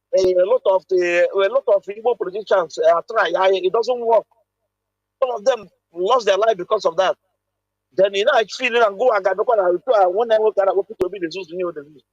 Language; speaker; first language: English; non-native, local second language; Igbo